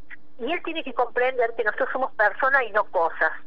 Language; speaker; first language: Spanish; native; Spanish